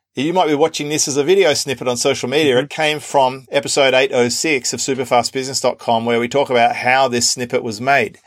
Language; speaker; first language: English; native; English